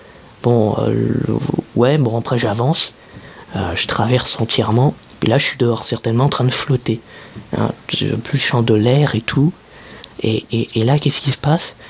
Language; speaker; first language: French; native; French